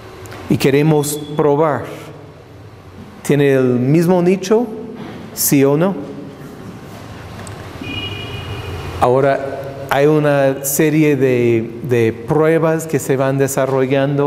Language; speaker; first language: Spanish; non-native, fluent; English